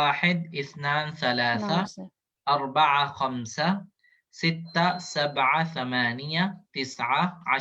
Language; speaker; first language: Arabic; non-native, fluent; Urdu